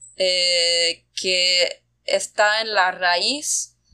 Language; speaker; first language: Spanish; non-native, fluent; German